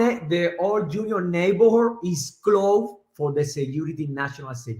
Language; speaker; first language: English; non-native, learner; Spanish